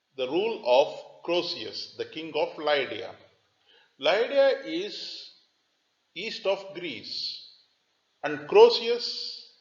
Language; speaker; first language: English; non-native, local second language; Tamil